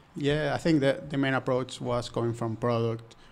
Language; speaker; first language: English; non-native, fluent; Spanish